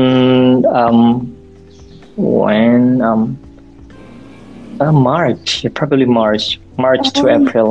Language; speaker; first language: English; non-native, fluent; Indonesian